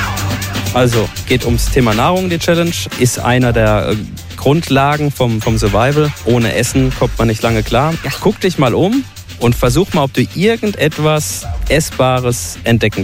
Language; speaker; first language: German; native; German